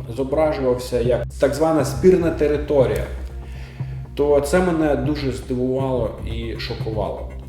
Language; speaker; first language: Ukrainian; native; Ukrainian